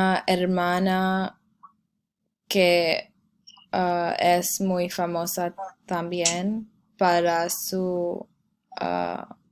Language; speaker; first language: Spanish; non-native, learner; English